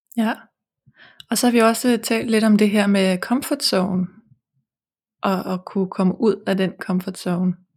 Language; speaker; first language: Danish; native; Danish